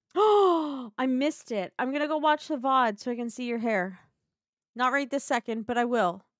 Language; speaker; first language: English; native; English